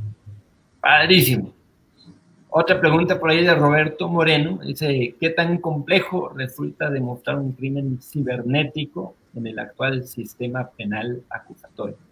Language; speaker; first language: Spanish; native; Spanish